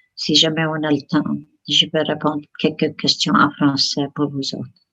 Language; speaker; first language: French; non-native, local second language; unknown